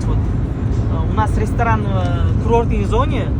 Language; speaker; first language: Russian; non-native, learner; Uzbek